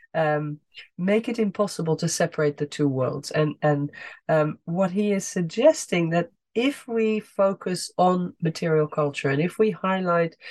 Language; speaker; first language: English; non-native, fluent; Dutch